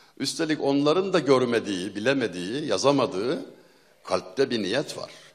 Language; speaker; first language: Turkish; native; Turkish